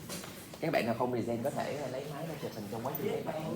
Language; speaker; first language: Vietnamese; native; Vietnamese